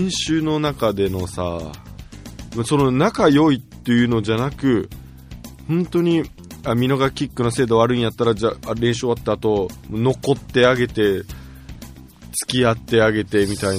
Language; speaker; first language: Japanese; native; Japanese